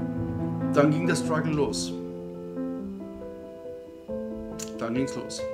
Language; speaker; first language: German; native; German